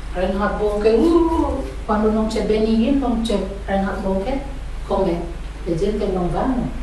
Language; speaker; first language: Italian; non-native, learner; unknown